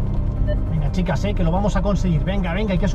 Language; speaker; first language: Spanish; native; Spanish